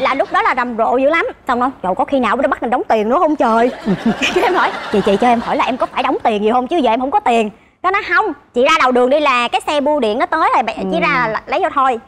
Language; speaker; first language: Vietnamese; native; Vietnamese